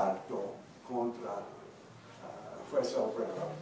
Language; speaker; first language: Spanish; non-native, learner; English